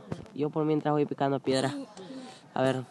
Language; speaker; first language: Spanish; native; Spanish